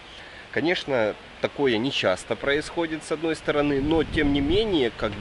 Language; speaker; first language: Russian; native; Russian